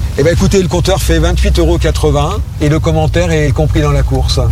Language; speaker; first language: French; native; French